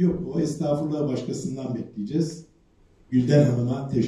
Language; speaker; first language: Turkish; native; Turkish